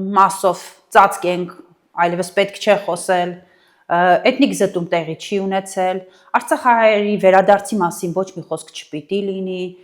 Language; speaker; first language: Armenian; native; Armenian